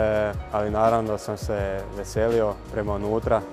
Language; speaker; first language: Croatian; early bilingual, heritage; Croatian